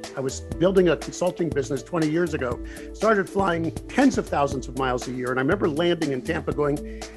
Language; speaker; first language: English; native; English